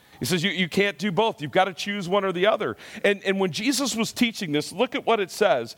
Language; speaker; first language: English; native; English